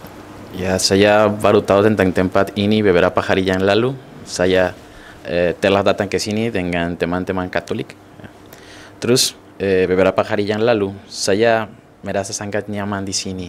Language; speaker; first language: Indonesian; non-native, fluent; Spanish